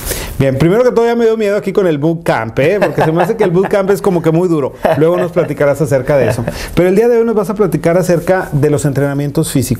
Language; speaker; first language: Spanish; native; Spanish